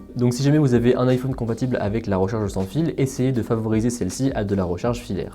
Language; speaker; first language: French; native; French